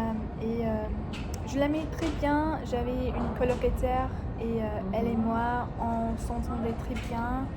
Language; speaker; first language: French; non-native, learner; English